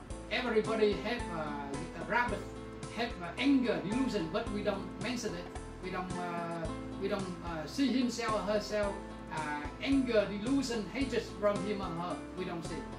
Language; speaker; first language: English; non-native, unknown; Vietnamese